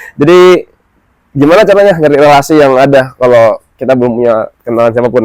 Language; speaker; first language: Indonesian; native; Indonesian